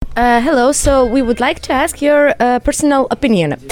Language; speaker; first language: English; non-native, fluent; Lithuanian